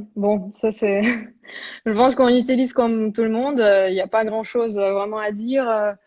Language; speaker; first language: French; non-native, fluent; Russian